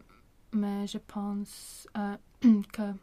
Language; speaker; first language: French; non-native, learner; Swedish